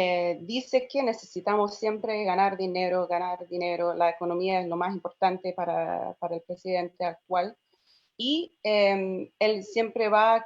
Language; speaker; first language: Spanish; non-native, fluent; English